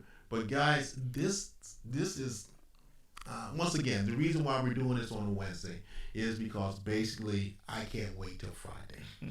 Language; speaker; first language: English; native; English